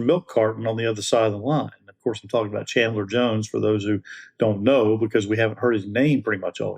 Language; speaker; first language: English; native; English